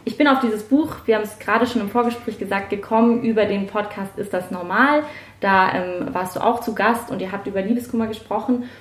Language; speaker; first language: German; native; German